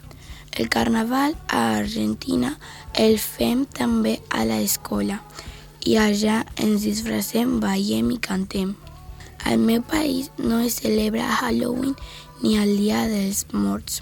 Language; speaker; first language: Catalan; early bilingual, other home language; Spanish